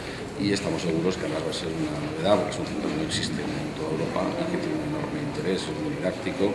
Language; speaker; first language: Spanish; native; Spanish